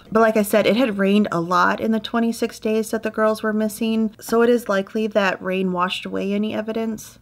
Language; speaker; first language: English; native; English